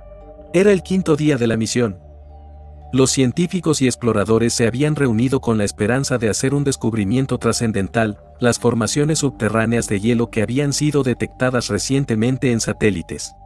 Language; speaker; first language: Spanish; native; Spanish